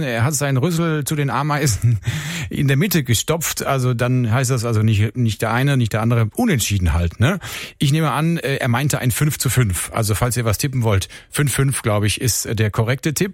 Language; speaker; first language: German; native; German